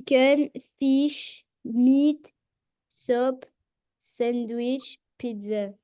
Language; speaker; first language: English; non-native, learner; French